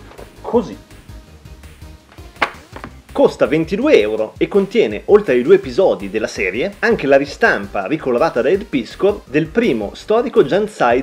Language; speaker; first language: Italian; native; Italian